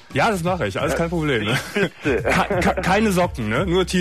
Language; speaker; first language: German; native; German